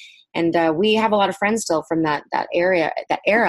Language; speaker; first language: English; early bilingual, other home language; Vietnamese